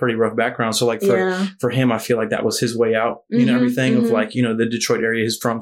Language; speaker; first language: English; native; English